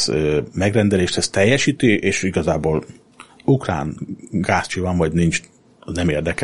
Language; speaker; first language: Hungarian; native; Hungarian